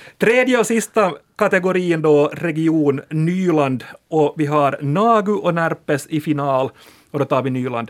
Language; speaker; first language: Swedish; native; Swedish